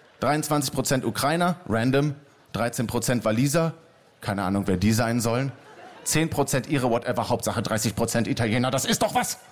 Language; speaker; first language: German; native; German